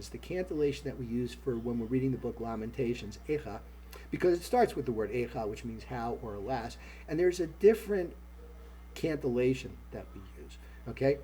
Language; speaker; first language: English; native; English